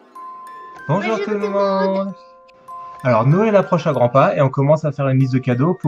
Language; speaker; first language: French; native; French